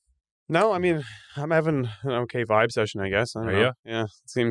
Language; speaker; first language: English; native; English